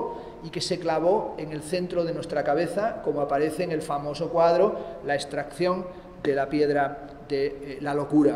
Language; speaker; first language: Spanish; native; Spanish